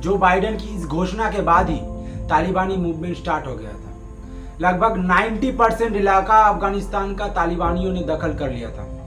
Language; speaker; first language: Hindi; non-native, local second language; Bangla